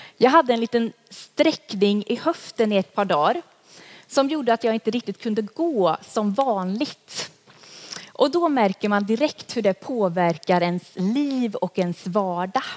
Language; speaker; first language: Swedish; native; Swedish